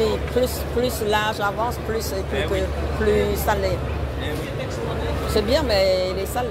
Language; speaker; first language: French; non-native, fluent; Vietnamese